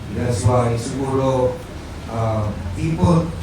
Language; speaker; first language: English; non-native, local second language; Filipino